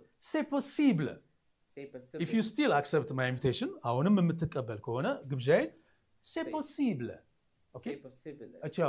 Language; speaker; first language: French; non-native, fluent; Amharic